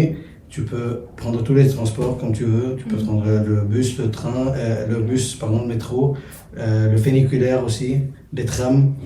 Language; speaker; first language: French; non-native, local second language; Arabic